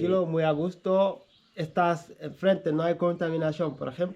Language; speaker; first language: Spanish; non-native, fluent; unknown